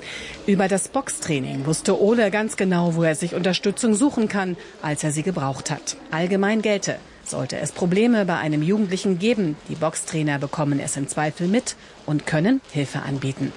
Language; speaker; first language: German; native; German